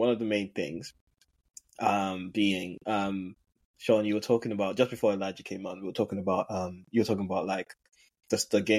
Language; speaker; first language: English; native; English